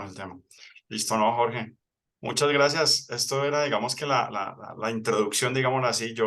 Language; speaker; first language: Spanish; native; Spanish